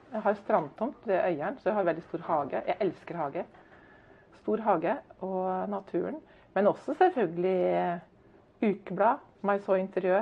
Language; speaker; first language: Norwegian; native; Norwegian